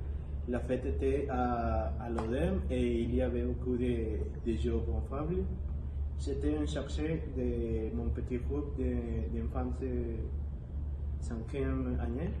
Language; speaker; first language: French; non-native, learner; Spanish